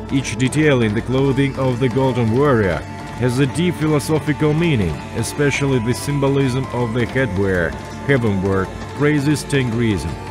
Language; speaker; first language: English; non-native, fluent; Kazakh